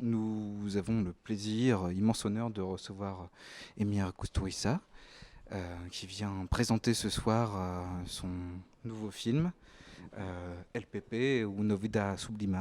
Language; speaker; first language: French; native; French